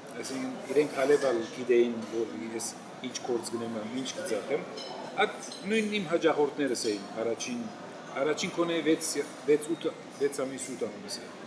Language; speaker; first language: Armenian; native; Armenian